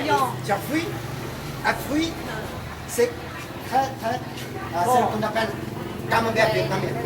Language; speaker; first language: French; non-native, fluent; Vietnamese